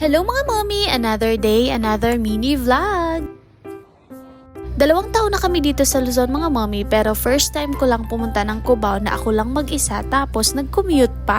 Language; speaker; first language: Filipino; non-native, local second language; Cebuano